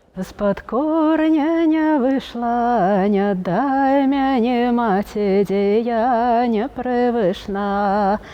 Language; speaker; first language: Belarusian; non-native, local second language; Russian